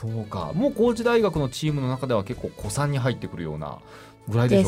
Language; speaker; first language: Japanese; native; Japanese